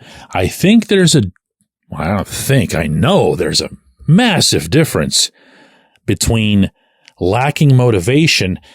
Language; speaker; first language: English; native; English